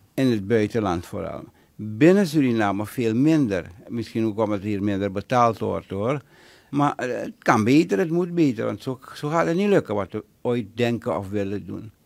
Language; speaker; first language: Dutch; native; Dutch